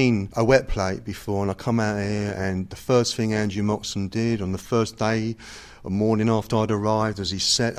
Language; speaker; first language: English; native; English